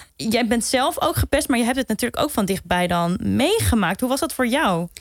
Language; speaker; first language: Dutch; native; Dutch